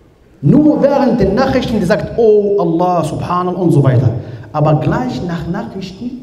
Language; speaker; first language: German; non-native, learner; Arabic